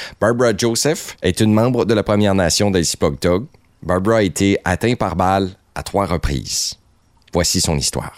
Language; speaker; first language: French; native; French